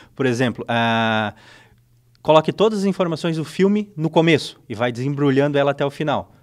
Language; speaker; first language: Portuguese; native; Portuguese